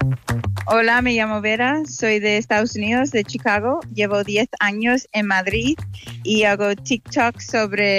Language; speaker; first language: Spanish; non-native, fluent; English